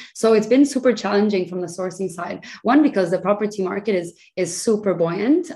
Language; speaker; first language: English; early bilingual, other home language; Spanish